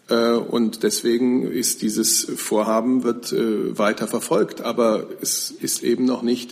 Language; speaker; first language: German; native; German